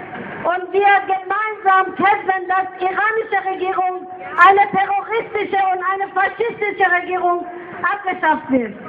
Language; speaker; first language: German; non-native, fluent; Persian